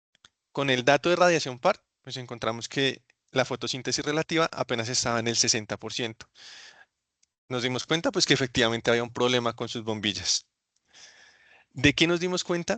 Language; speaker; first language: Spanish; native; Spanish